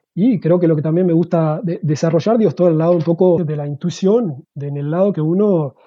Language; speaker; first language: Spanish; native; Spanish